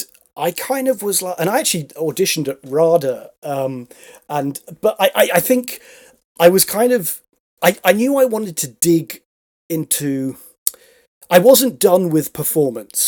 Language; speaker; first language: English; native; English